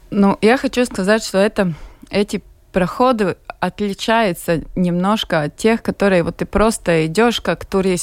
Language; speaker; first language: Russian; non-native, local second language; Latvian